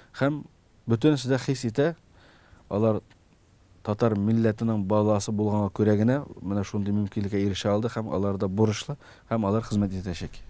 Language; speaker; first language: Tatar; early bilingual, heritage; Tatar